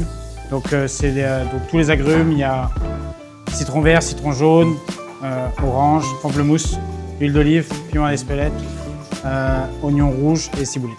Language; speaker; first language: French; native; French